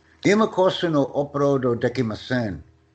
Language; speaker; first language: Japanese; non-native, learner; English